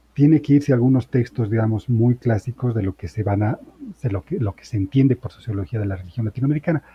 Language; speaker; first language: Spanish; native; Spanish